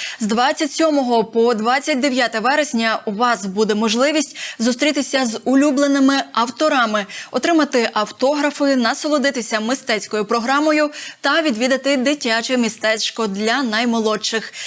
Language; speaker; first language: Ukrainian; native; Ukrainian